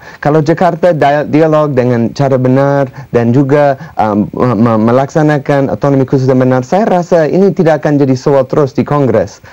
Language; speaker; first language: Indonesian; non-native, fluent; English